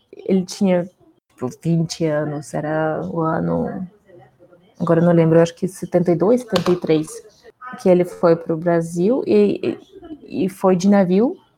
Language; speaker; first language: Portuguese; non-native, fluent; Russian